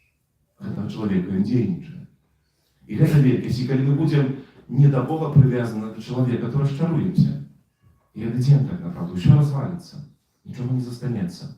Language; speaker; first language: Polish; non-native, learner; Russian